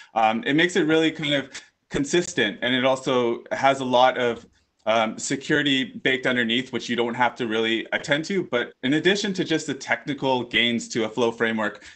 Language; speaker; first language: English; native; English